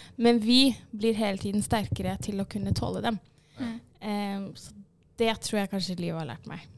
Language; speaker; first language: Norwegian; early bilingual, other home language; Arabic